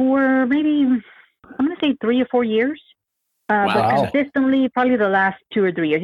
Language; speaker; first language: English; native; English